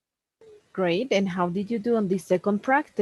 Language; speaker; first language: English; non-native, fluent; Spanish